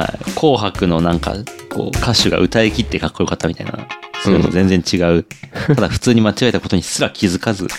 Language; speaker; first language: Japanese; native; Japanese